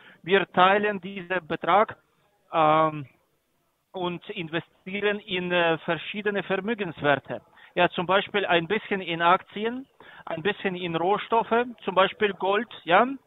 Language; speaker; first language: German; non-native, learner; Greek